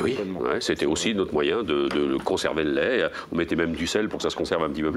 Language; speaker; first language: French; native; French